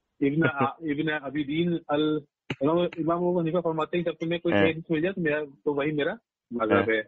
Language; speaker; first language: Urdu; native; Urdu